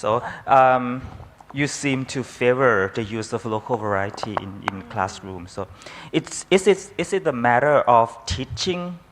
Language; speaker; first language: English; non-native, fluent; Thai